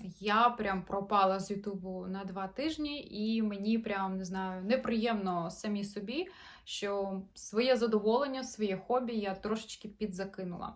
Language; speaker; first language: Ukrainian; non-native, local second language; Russian